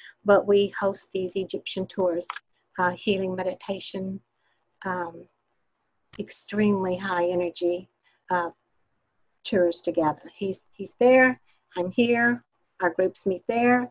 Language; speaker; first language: English; native; English